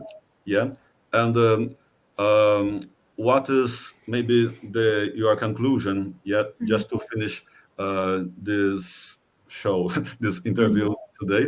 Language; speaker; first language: English; non-native, fluent; Portuguese